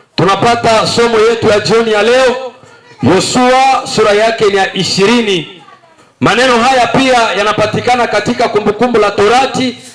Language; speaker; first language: Swahili; non-native, local second language; Nande